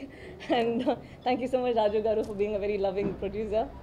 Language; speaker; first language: Telugu; non-native, fluent; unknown